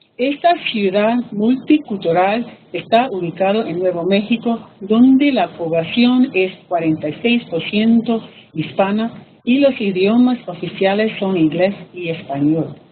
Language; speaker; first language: Spanish; early bilingual, heritage; Spanish